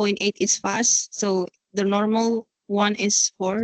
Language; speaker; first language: English; non-native, learner; Indonesian